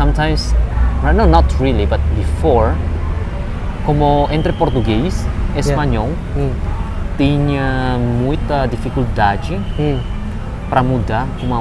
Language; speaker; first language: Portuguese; non-native, learner; Javanese